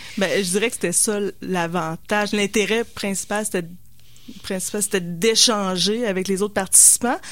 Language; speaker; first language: French; native; French